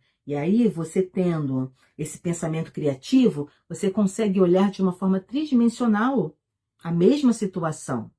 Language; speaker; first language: Portuguese; native; Portuguese